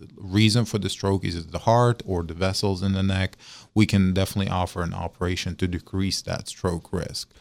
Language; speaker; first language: English; non-native, fluent; Arabic